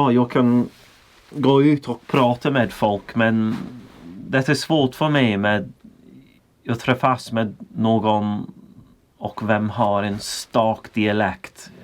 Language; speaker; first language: Swedish; non-native, learner; English